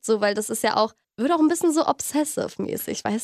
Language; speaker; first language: German; native; German